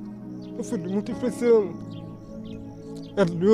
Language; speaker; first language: Portuguese; non-native, learner; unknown